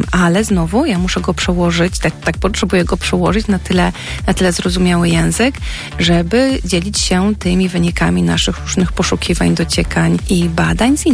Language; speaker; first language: Polish; native; Polish